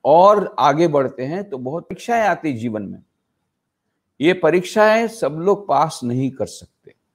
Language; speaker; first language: Hindi; non-native, local second language; Gujarati